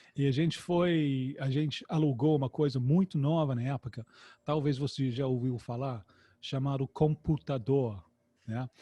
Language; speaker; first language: Portuguese; non-native, fluent; English